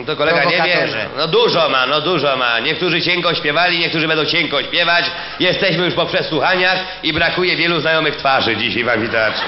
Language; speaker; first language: Polish; native; Polish